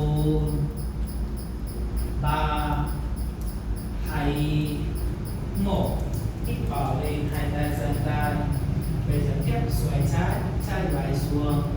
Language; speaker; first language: Vietnamese; non-native, learner; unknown